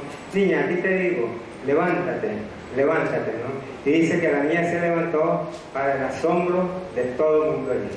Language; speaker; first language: Spanish; native; Spanish